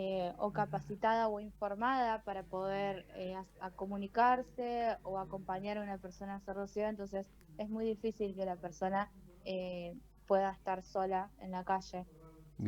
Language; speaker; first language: Spanish; native; Spanish